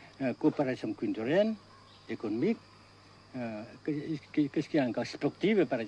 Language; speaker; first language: French; non-native, local second language; Vietnamese